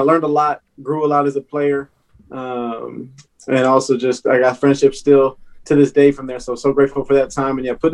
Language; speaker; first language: English; native; English